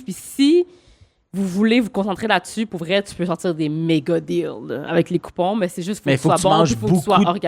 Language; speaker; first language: French; native; French